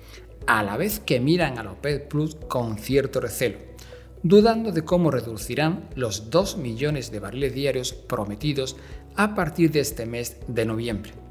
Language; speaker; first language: Spanish; native; Spanish